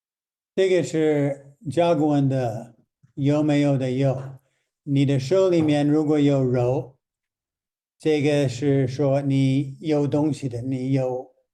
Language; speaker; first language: Chinese; non-native, fluent; English